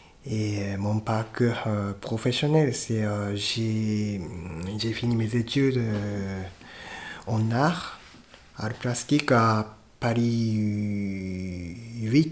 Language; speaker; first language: French; non-native, fluent; Japanese